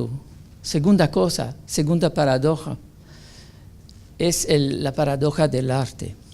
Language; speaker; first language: Spanish; non-native, fluent; French